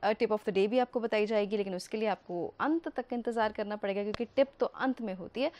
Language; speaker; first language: Hindi; native; Hindi